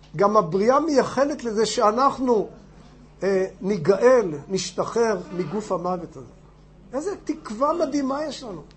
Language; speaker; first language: Hebrew; non-native, fluent; English